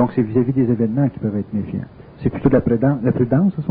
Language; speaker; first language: French; native; French